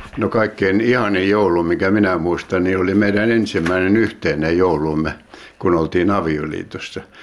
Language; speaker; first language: Finnish; native; Finnish